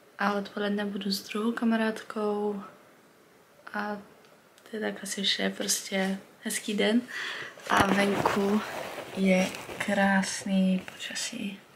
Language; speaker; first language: Czech; early bilingual, heritage; Czech